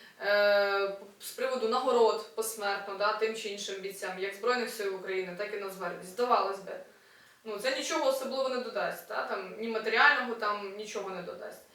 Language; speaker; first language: Ukrainian; native; Ukrainian